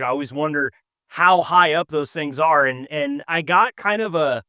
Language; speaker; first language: English; native; English